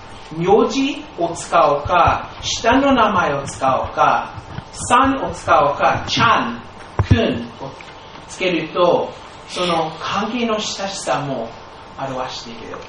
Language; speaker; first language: Japanese; non-native, fluent; English